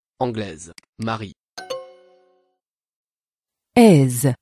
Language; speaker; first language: French; non-native, learner; Vietnamese